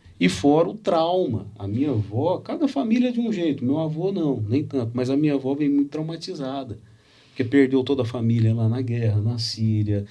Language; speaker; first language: Portuguese; native; Portuguese